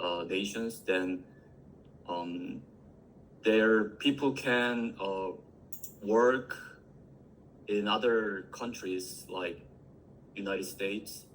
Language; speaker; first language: English; non-native, learner; Korean